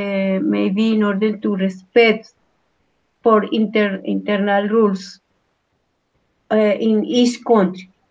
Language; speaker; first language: English; non-native, learner; Spanish